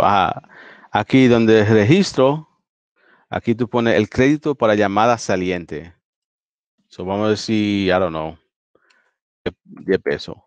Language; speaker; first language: Spanish; early bilingual, heritage; Spanish